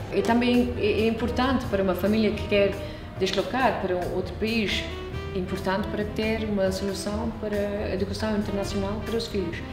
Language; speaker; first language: Portuguese; non-native, fluent; English